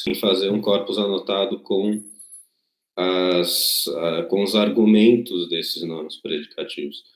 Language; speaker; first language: Portuguese; native; Portuguese